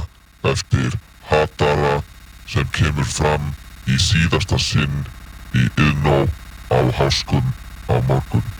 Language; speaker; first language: Icelandic; native; Icelandic